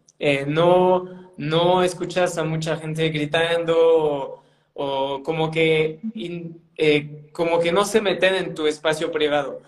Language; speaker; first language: Spanish; non-native, fluent; French